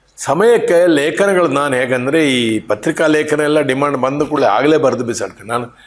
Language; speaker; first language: Kannada; non-native, local second language; Konkani